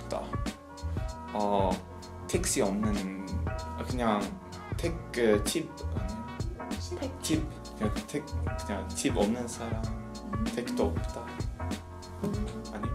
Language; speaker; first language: Korean; non-native, learner; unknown